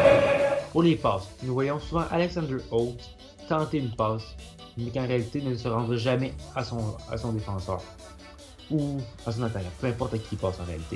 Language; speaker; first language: French; native; French